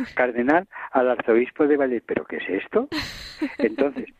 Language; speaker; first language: Spanish; native; Spanish